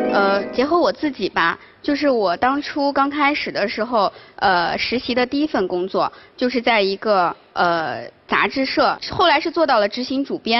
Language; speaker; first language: Chinese; native; Chinese